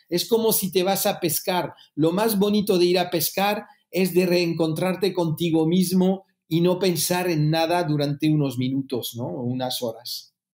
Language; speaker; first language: Spanish; early bilingual, heritage; French